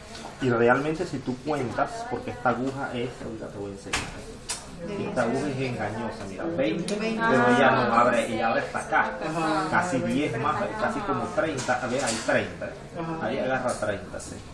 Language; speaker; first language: Spanish; native; Spanish